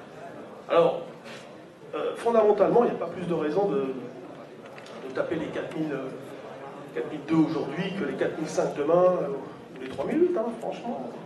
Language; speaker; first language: French; native; French